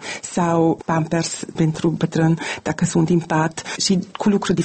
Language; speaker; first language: Romanian; non-native, learner; German